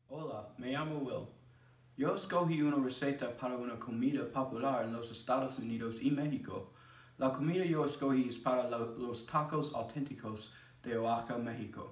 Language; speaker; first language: Spanish; non-native, learner; English